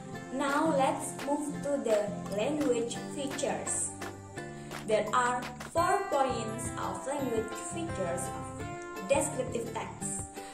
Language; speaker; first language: English; non-native, fluent; Indonesian